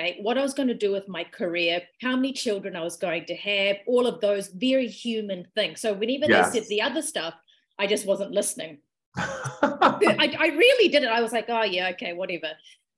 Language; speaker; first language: English; native; English